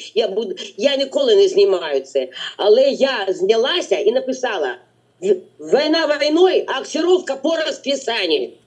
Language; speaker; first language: Ukrainian; non-native, local second language; Russian